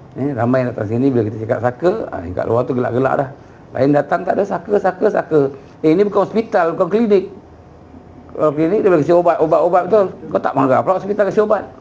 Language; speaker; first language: Malay; native; Malay